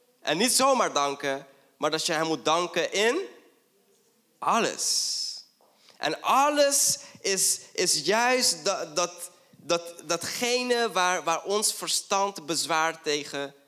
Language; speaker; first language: Dutch; non-native, fluent; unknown